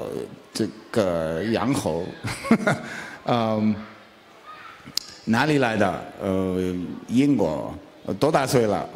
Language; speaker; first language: Chinese; non-native, fluent; English